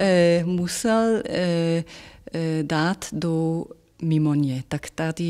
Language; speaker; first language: Czech; non-native, fluent; German